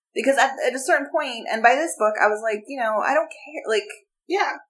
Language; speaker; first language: English; native; English